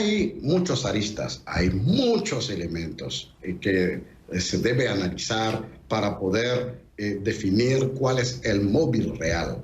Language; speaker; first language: Spanish; non-native, fluent; Haitian Creole